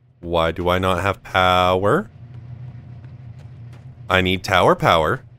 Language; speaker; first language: English; native; English